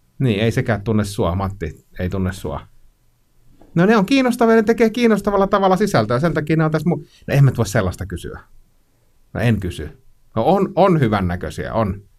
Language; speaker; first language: Finnish; native; Finnish